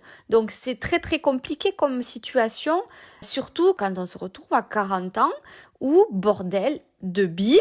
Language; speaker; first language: French; native; French